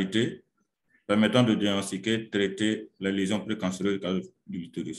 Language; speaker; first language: French; non-native, local second language; Mossi